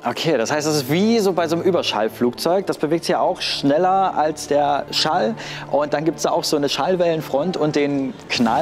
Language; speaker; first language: German; native; German